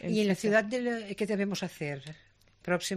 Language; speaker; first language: Spanish; native; Spanish